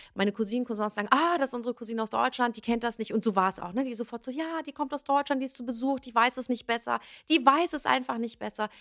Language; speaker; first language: German; early bilingual, other home language; Persian